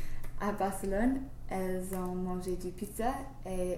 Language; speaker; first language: French; non-native, fluent; English